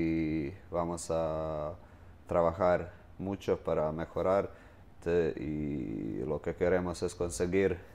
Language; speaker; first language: Spanish; non-native, fluent; Croatian